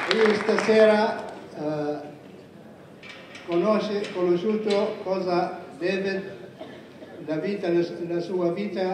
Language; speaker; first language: Italian; non-native, learner; Arabic